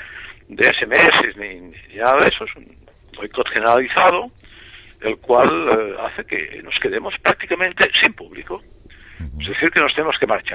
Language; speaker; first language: Spanish; native; Spanish